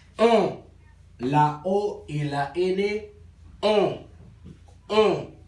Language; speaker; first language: Spanish; non-native, learner; Haitian Creole